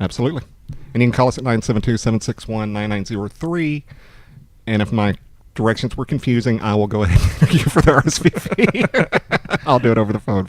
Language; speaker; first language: English; native; English